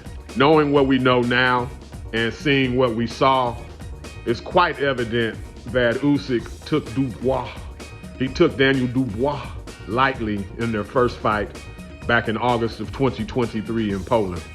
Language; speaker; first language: English; native; English